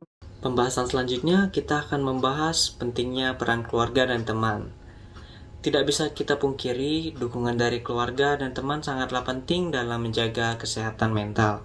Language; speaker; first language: Indonesian; native; Indonesian